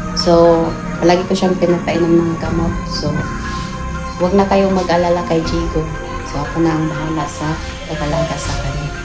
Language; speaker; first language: Filipino; non-native, local second language; Cebuano